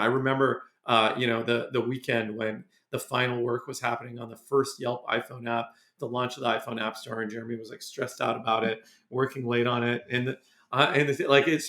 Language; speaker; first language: English; native; English